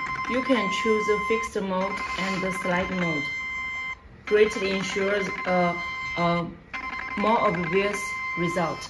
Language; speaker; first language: English; non-native, learner; Chinese